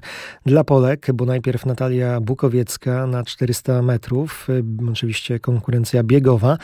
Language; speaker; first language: Polish; native; Polish